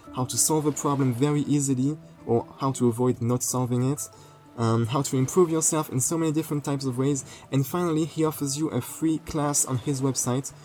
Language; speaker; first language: English; non-native, fluent; French